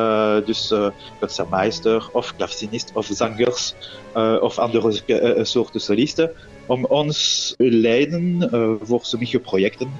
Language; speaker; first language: Dutch; non-native, local second language; French